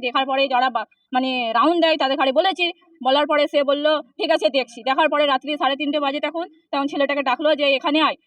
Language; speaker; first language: Bangla; non-native, local second language; Hindi